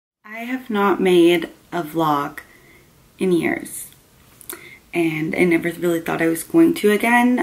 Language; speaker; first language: English; native; English